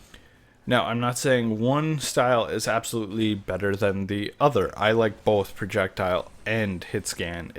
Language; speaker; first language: English; native; English